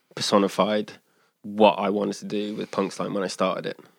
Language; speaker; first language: English; native; English